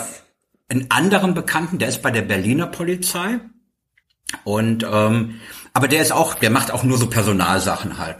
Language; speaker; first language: German; native; German